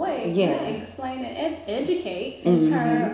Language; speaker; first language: English; native; English